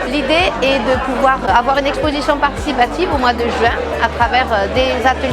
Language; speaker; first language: French; native; French